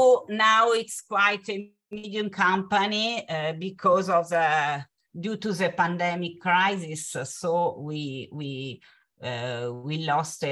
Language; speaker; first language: English; non-native, fluent; Italian